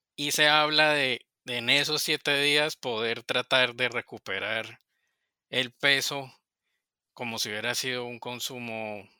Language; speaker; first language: Spanish; native; Spanish